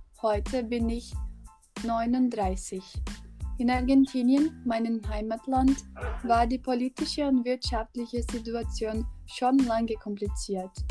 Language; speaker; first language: German; non-native, learner; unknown